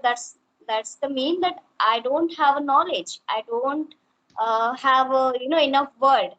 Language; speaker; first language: English; non-native, local second language; Hindi